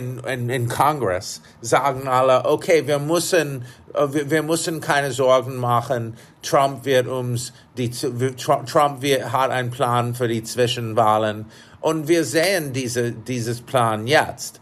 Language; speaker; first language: German; non-native, fluent; English